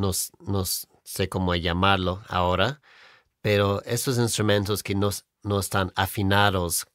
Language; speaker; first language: Spanish; non-native, fluent; English